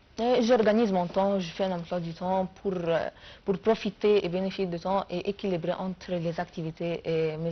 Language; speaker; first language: French; non-native, fluent; Arabic